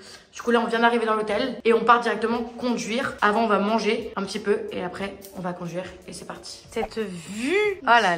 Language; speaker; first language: French; native; French